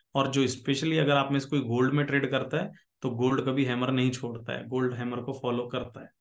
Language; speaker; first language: Hindi; native; Hindi